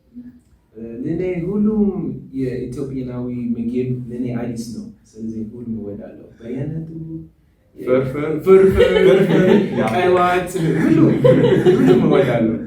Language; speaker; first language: Amharic; non-native, learner; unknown